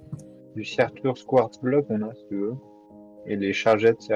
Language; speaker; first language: French; native; French